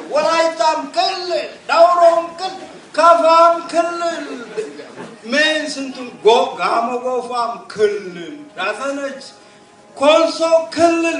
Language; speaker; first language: Amharic; non-native, local second language; Wolaytta